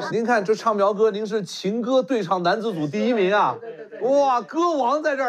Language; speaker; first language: Chinese; native; Chinese